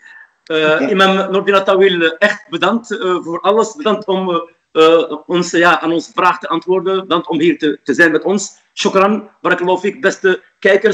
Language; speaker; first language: Dutch; non-native, fluent; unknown